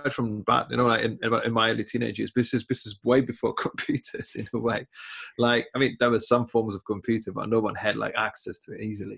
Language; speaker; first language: English; non-native, fluent; Czech